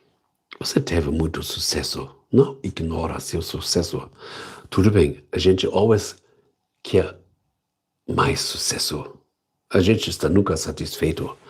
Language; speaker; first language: Portuguese; non-native, learner; German